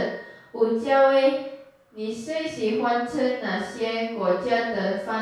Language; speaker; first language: Chinese; non-native, learner; Indonesian